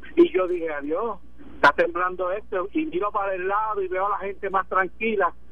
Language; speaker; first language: Spanish; native; Spanish